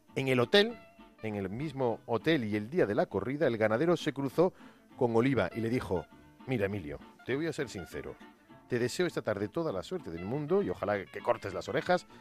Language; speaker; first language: Spanish; native; Spanish